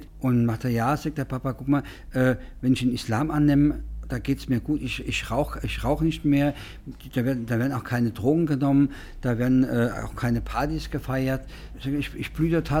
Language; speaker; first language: German; native; German